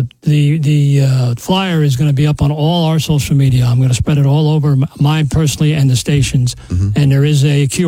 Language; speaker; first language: English; native; English